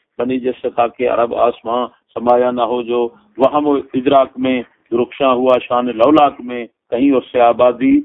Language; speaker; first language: Urdu; non-native, local second language; Punjabi